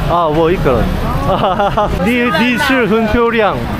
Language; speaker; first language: Chinese; non-native, learner; Korean